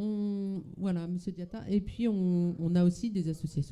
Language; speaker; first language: French; native; French